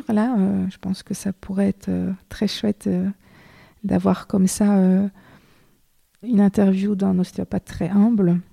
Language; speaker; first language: French; native; French